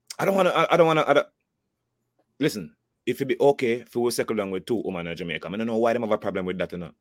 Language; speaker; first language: English; native; English